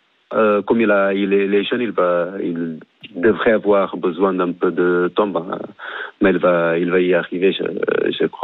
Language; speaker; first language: French; non-native, fluent; Portuguese